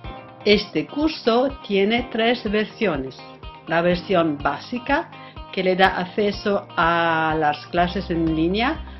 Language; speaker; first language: Spanish; non-native, fluent; Italian